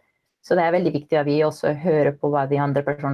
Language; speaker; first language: Norwegian; non-native, fluent; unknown